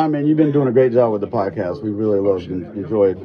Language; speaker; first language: English; native; English